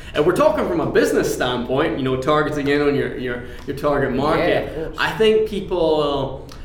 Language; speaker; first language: English; native; English